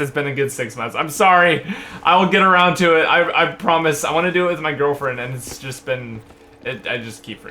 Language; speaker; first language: English; native; English